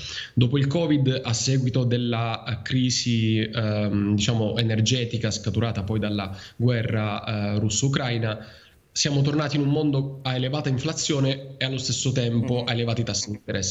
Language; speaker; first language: Italian; native; Italian